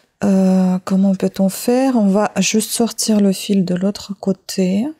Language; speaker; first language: French; native; French